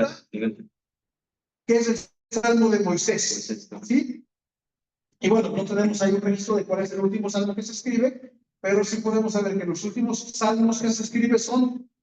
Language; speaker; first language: Spanish; native; Spanish